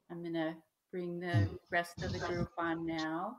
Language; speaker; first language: English; native; English